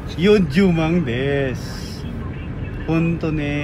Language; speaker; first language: Japanese; non-native, learner; Filipino